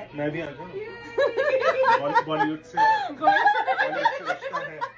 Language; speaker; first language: Hindi; non-native, learner; Bangla